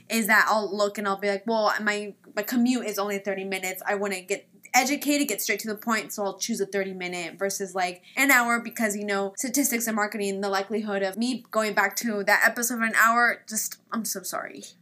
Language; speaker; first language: English; early bilingual, other home language; Spanish